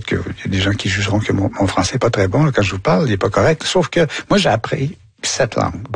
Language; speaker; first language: French; native; French